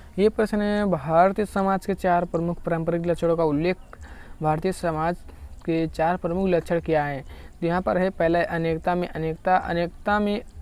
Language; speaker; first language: Hindi; native; Hindi